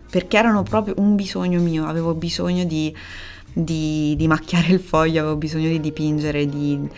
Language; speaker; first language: Italian; native; Italian